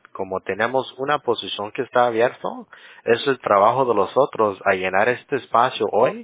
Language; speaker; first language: Spanish; early bilingual, heritage; Spanish